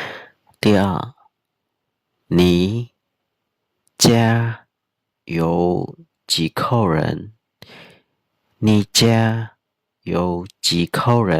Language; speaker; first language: Chinese; non-native, fluent; Khmer